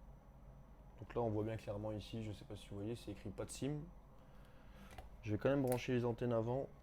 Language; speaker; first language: French; native; French